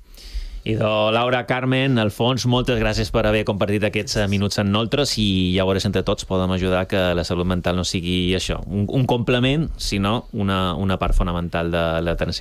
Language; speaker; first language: Catalan; native; Catalan